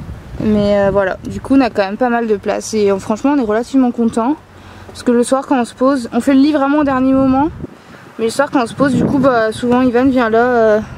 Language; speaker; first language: French; native; French